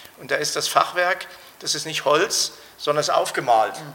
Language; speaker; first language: German; native; German